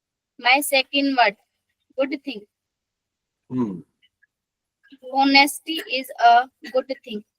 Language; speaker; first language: English; non-native, learner; Hindi